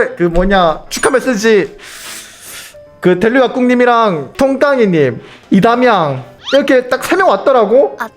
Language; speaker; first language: Korean; native; Korean